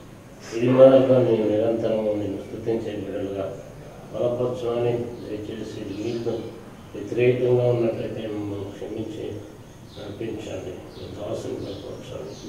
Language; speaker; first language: Telugu; native; Telugu